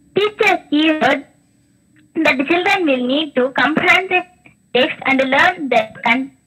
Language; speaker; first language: English; non-native, local second language; Tamil